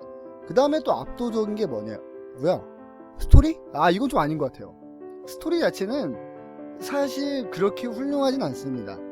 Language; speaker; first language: Korean; native; Korean